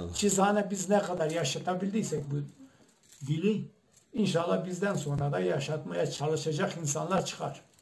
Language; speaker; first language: Turkish; non-native, local second language; Zaza